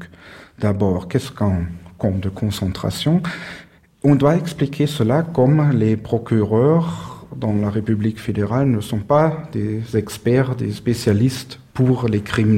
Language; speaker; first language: French; non-native, fluent; German